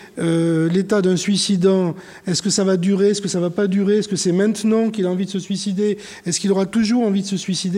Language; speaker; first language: French; native; French